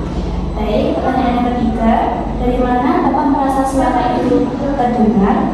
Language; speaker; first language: Indonesian; native; Indonesian